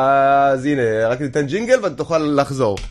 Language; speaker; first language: Hebrew; native; Hebrew